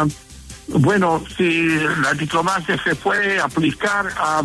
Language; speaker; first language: Spanish; non-native, fluent; English